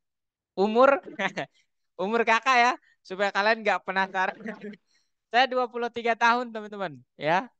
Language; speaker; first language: Indonesian; native; Indonesian